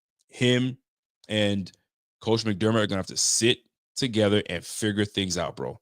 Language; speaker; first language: English; native; English